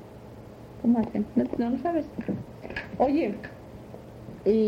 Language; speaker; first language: Spanish; native; Spanish